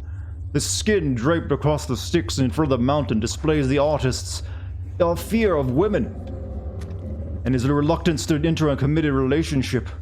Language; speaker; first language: English; native; English